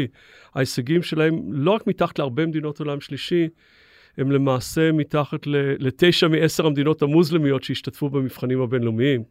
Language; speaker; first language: Hebrew; native; Hebrew